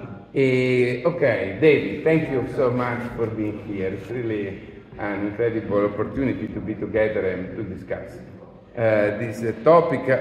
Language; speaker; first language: English; non-native, fluent; Italian